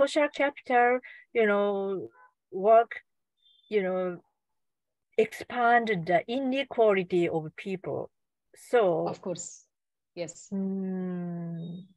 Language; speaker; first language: English; non-native, learner; Japanese